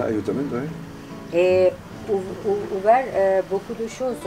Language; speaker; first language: French; non-native, learner; Turkish